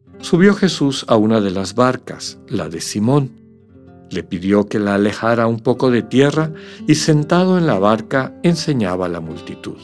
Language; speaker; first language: Spanish; native; Spanish